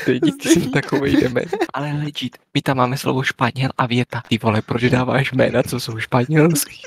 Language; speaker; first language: Czech; native; Czech